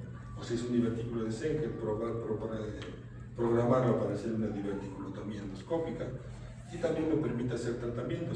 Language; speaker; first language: Spanish; native; Spanish